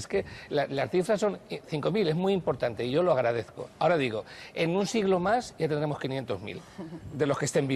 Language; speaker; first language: Spanish; native; Spanish